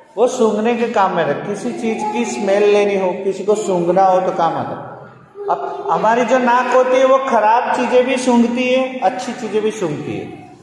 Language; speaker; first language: Hindi; non-native, local second language; Gujarati